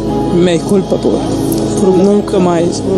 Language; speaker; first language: Portuguese; non-native, fluent; Spanish